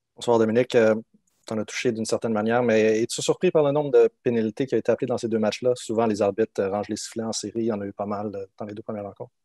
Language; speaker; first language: French; native; French